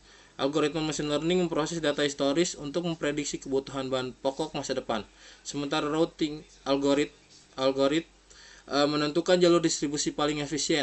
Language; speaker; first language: Indonesian; native; Indonesian